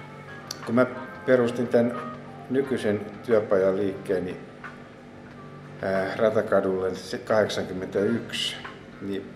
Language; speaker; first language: Finnish; native; Finnish